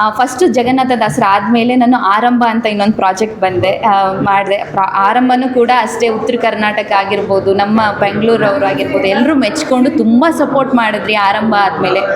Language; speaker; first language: Kannada; native; Kannada